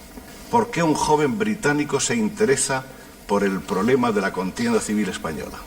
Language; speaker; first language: Spanish; native; Spanish